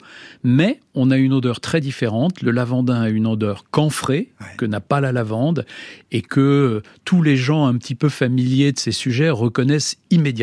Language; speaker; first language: French; native; French